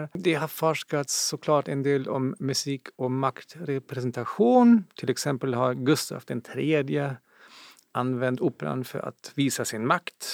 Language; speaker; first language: Swedish; non-native, fluent; German